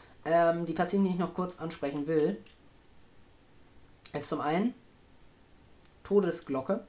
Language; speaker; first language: German; native; German